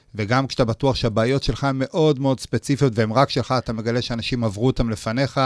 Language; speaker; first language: Hebrew; native; Hebrew